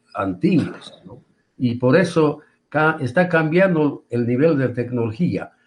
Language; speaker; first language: Spanish; non-native, fluent; Japanese